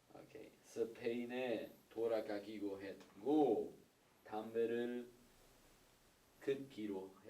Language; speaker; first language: Korean; non-native, learner; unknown